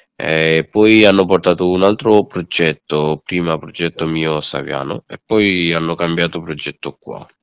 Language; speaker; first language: Italian; non-native, learner; Bangla